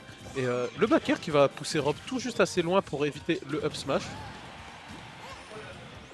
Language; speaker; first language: French; native; French